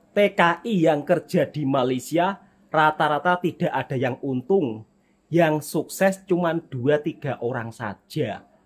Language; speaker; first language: Indonesian; native; Indonesian